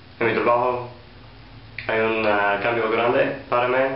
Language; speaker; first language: Spanish; non-native, learner; English